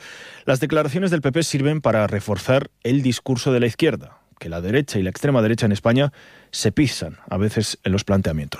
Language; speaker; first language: Spanish; native; Spanish